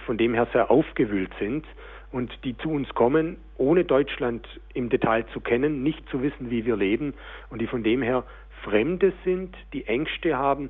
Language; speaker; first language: German; native; German